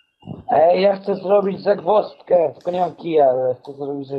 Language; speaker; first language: Polish; native; Polish